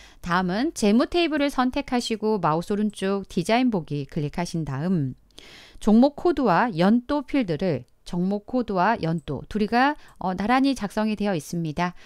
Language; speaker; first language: Korean; native; Korean